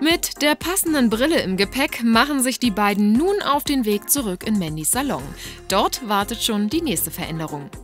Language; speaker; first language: German; native; German